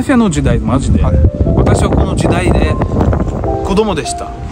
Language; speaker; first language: Japanese; non-native, learner; Russian